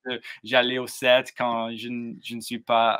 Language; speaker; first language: French; non-native, learner; English